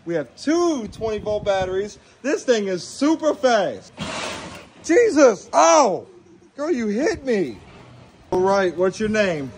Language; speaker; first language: English; native; English